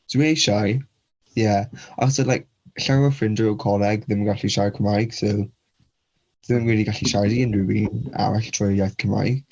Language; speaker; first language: Welsh; non-native, local second language; English